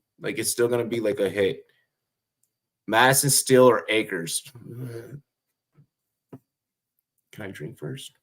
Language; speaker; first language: English; native; English